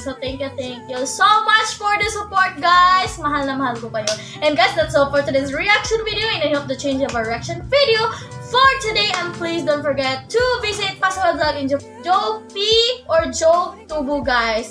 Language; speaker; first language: English; non-native, local second language; Cebuano